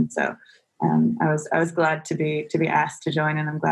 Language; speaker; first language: English; native; English